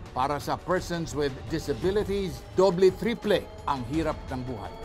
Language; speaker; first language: Filipino; non-native, local second language; Cebuano